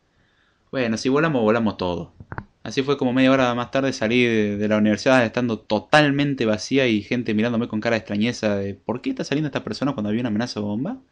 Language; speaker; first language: Spanish; native; Spanish